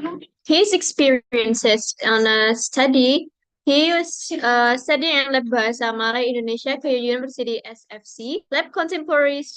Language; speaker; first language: English; non-native, learner; Indonesian